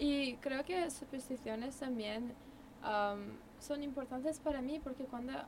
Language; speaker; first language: Spanish; non-native, learner; English